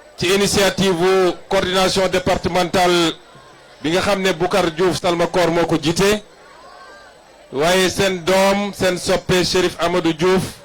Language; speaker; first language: Wolof; non-native, local second language; Serer